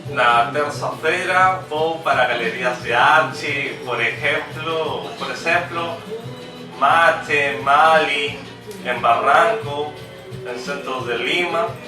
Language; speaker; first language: Portuguese; non-native, learner; Spanish